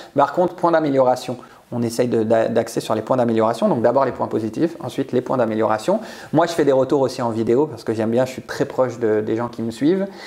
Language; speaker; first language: French; native; French